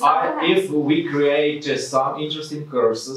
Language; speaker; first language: English; non-native, learner; Ukrainian